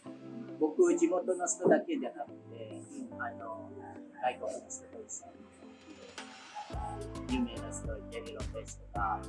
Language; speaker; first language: Japanese; non-native, fluent; Indonesian